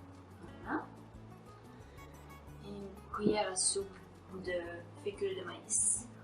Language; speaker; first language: French; non-native, fluent; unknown